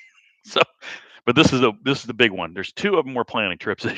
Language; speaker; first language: English; native; English